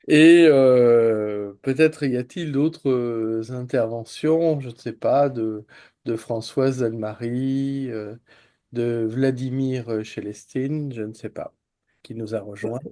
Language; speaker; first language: French; native; French